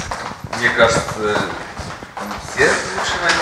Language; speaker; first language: Russian; native; Russian